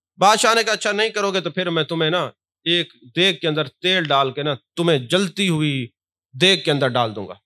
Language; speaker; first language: Urdu; non-native, local second language; Punjabi